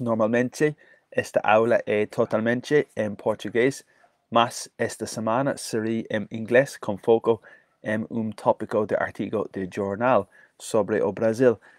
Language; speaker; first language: Spanish; non-native, learner; English